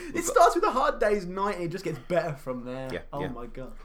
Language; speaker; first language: English; native; English